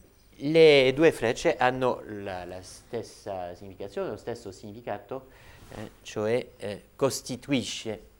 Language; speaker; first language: Italian; non-native, fluent; French